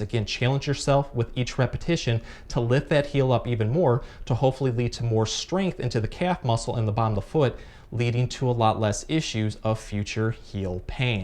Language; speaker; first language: English; native; English